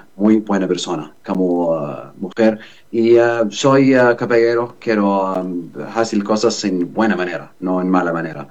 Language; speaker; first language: Spanish; non-native, learner; Arabic